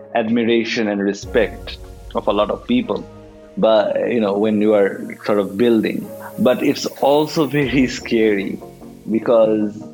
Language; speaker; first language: English; non-native, local second language; Bangla